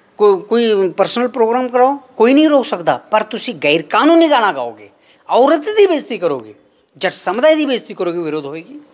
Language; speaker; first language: Punjabi; non-native, fluent; Kannada